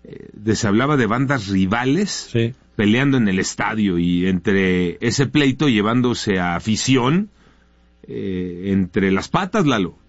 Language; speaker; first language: Spanish; native; Spanish